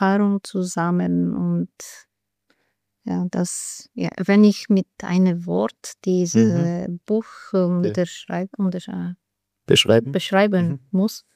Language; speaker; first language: German; non-native, learner; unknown